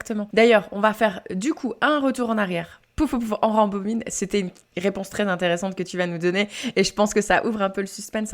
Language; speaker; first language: French; native; French